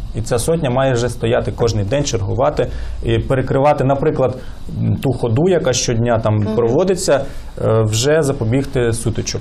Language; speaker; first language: Ukrainian; native; Ukrainian